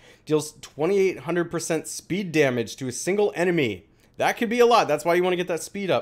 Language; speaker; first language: English; native; English